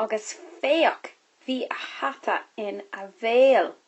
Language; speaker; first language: Irish; non-native, local second language; English